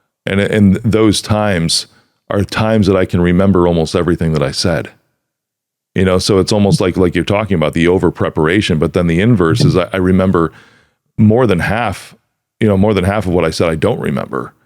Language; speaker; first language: English; native; English